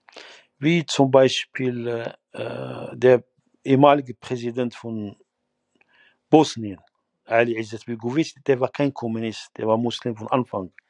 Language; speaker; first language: German; non-native, fluent; Arabic